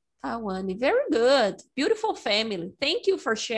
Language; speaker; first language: English; non-native, fluent; Portuguese